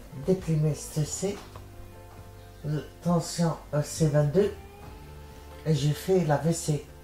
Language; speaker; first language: French; non-native, learner; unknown